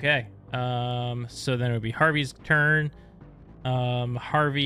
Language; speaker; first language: English; native; English